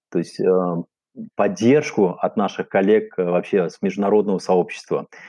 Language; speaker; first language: Russian; non-native, local second language; Uzbek